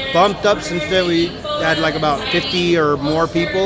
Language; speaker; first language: English; native; English